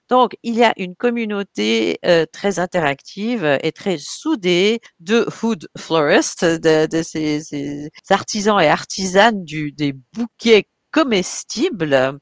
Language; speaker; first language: French; native; French